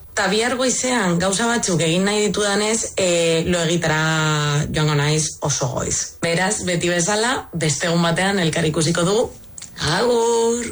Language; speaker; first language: Basque; non-native, local second language; Spanish